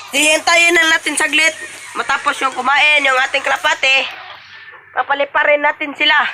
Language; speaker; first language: Filipino; non-native, local second language; Cebuano